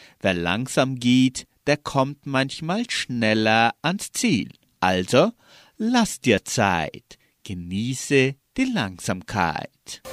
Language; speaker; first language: German; early bilingual, heritage; German